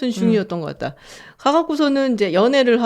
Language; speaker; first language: Korean; native; Korean